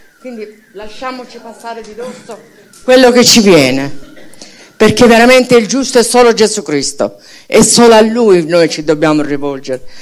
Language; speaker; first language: Italian; native; Italian